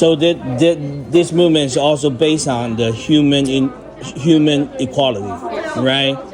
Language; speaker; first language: English; non-native, fluent; Chinese